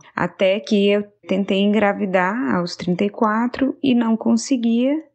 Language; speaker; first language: Portuguese; native; Portuguese